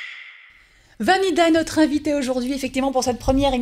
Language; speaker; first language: French; native; French